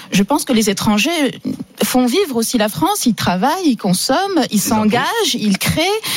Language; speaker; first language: French; non-native, local second language; Arabic